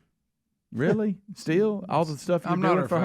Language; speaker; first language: English; native; English